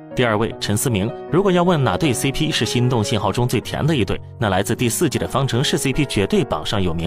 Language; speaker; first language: Chinese; native; Chinese